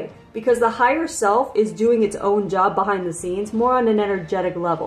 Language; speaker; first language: English; native; English